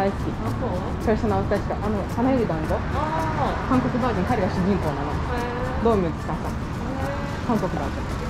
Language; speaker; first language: Japanese; non-native, fluent; Portuguese